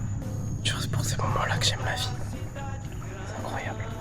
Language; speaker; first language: French; native; French